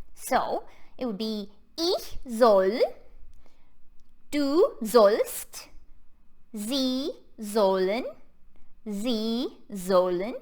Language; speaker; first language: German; non-native, fluent; English